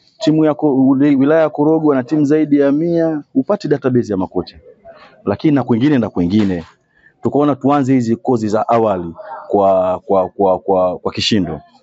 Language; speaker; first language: Swahili; native; Swahili